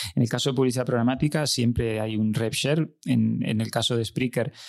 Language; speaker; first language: Spanish; native; Spanish